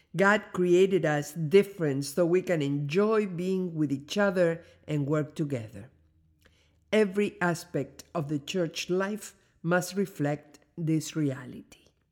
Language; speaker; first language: English; non-native, fluent; Spanish